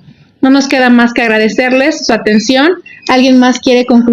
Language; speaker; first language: Spanish; native; Spanish